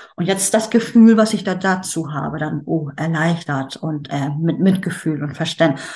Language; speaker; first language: German; native; German